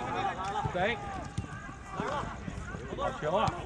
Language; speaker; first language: Chinese; native; Chinese